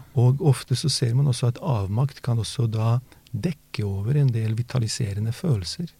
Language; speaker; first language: Norwegian; early bilingual, other home language; Bosnian